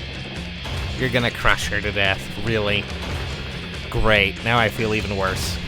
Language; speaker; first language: English; native; English